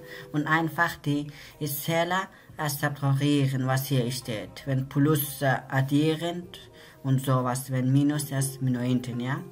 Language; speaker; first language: German; non-native, learner; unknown